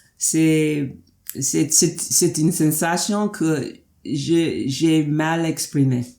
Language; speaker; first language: French; non-native, fluent; English